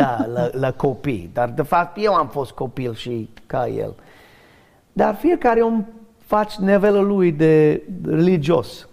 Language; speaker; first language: Romanian; non-native, learner; English